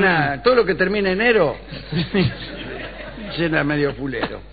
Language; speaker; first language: Spanish; native; Spanish